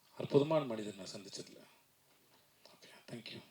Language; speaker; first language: Tamil; native; Tamil